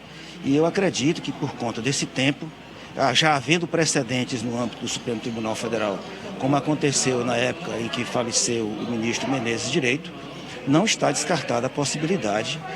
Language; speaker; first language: Portuguese; native; Portuguese